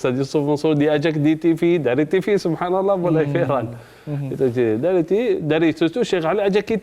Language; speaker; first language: Indonesian; non-native, fluent; Arabic